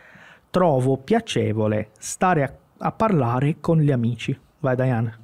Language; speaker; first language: Italian; non-native, fluent; Portuguese